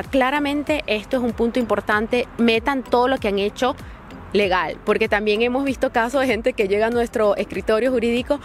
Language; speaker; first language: Spanish; native; Spanish